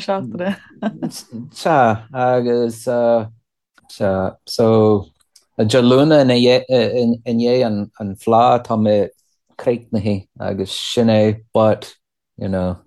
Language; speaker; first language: Irish; non-native, learner; English